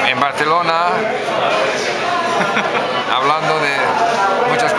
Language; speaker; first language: Spanish; non-native, fluent; English